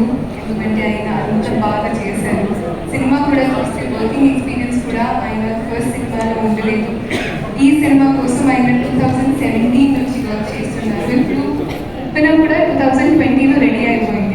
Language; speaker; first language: Telugu; non-native, fluent; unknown